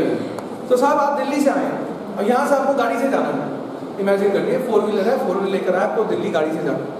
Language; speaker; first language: Hindi; native; Hindi